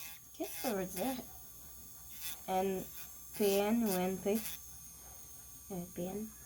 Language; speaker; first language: French; native; French